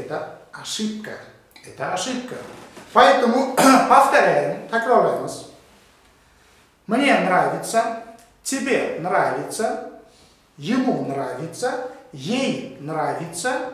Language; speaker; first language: Russian; non-native, local second language; Uzbek